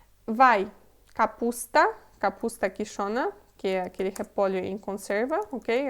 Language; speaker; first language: Portuguese; non-native, fluent; Polish